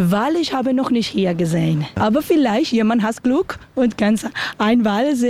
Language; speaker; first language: German; non-native, learner; Spanish